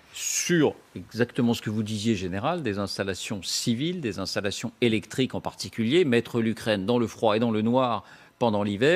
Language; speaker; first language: French; native; French